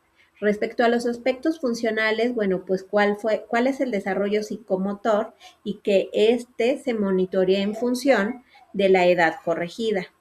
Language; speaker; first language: Spanish; native; Spanish